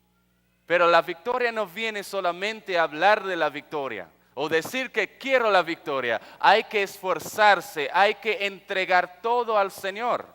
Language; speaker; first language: Spanish; non-native, fluent; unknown